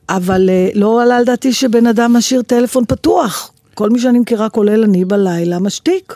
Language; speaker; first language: Hebrew; native; Hebrew